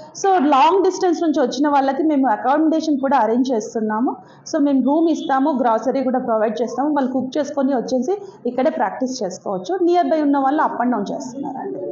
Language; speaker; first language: Telugu; native; Telugu